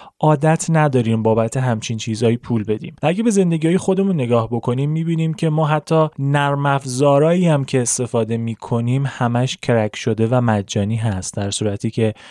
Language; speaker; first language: Persian; native; Persian